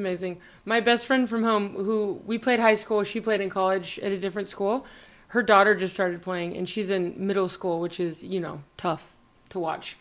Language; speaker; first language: English; native; English